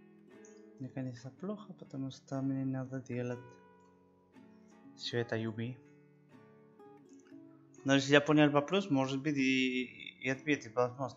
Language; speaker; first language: Russian; non-native, learner; Spanish